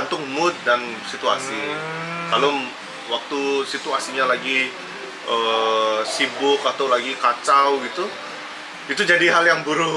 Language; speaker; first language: Indonesian; non-native, local second language; Balinese